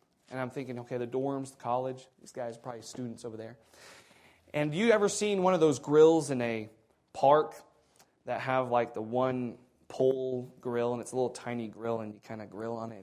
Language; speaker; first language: English; native; English